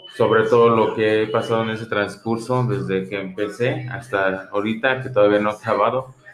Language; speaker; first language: Spanish; early bilingual, heritage; Spanish